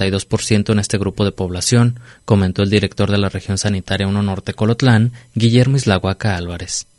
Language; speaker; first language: Spanish; native; Spanish